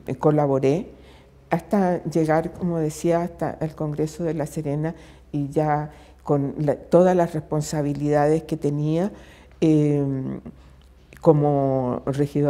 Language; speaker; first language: Spanish; native; Spanish